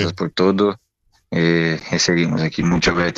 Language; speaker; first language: Spanish; non-native, learner; Portuguese